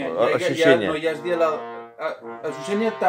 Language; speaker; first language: Russian; non-native, learner; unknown